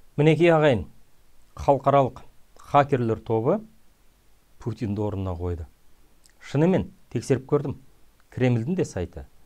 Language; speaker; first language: Kazakh; native; Kazakh